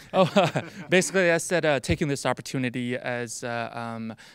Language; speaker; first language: English; non-native, fluent; Chinese